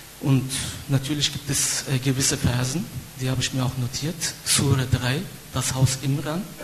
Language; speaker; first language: German; non-native, fluent; Turkish